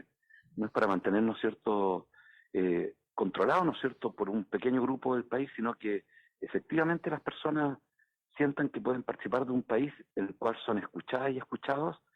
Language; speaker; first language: Spanish; native; Spanish